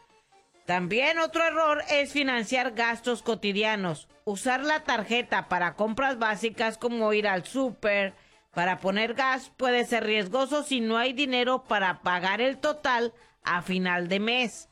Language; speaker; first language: Spanish; native; Spanish